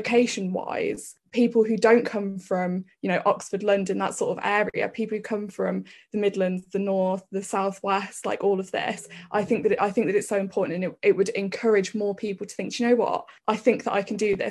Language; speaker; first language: English; native; English